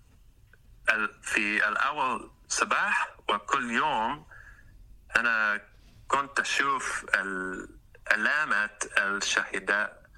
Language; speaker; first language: Arabic; non-native, learner; English